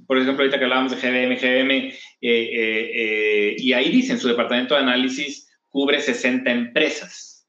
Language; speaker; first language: Spanish; native; Spanish